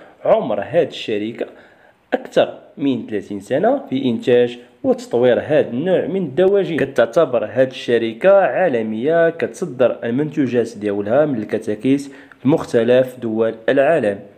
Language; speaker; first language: Arabic; native; Arabic